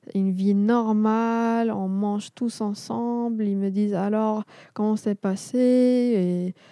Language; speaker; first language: French; non-native, local second language; Arabic